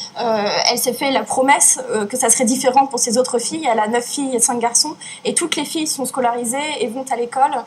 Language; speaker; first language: French; native; French